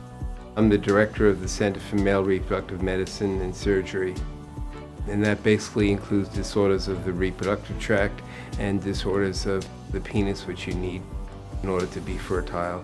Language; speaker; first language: English; native; English